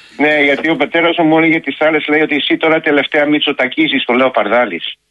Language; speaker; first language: Greek; early bilingual, heritage; Greek